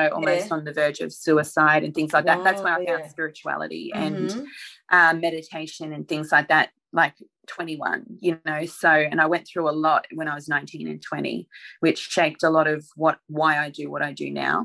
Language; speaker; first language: English; native; English